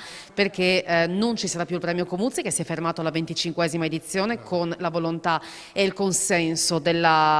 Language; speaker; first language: Italian; native; Italian